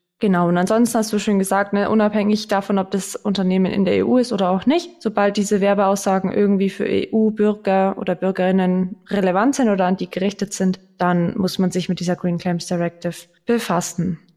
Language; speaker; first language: German; native; German